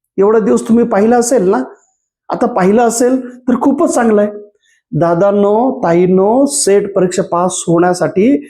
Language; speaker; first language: Marathi; non-native, local second language; Kannada